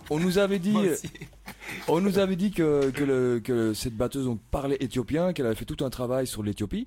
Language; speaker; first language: French; native; French